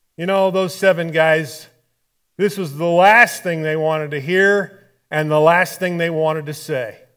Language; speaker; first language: English; native; English